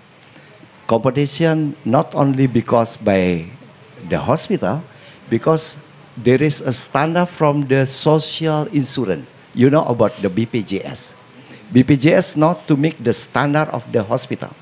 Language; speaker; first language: English; non-native, learner; Indonesian